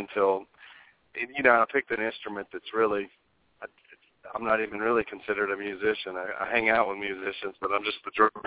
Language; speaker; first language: English; native; English